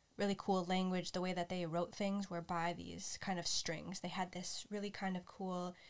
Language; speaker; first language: English; native; English